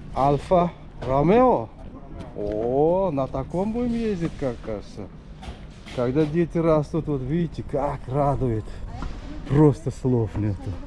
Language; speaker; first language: Russian; non-native, local second language; Uzbek